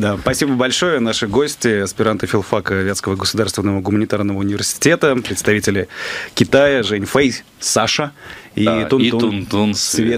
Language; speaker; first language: Russian; native; Russian